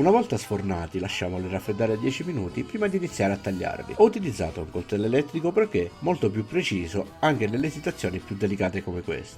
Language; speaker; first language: Italian; native; Italian